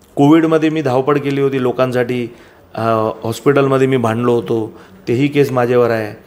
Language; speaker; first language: Marathi; non-native, local second language; Gujarati